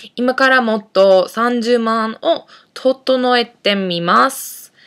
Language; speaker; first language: Japanese; non-native, fluent; English